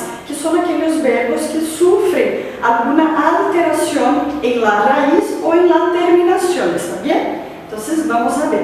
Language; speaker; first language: Spanish; non-native, fluent; Portuguese